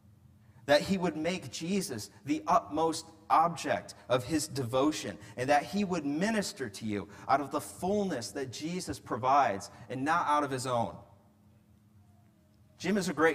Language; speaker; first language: English; native; English